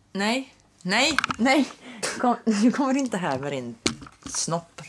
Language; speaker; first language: Swedish; native; Swedish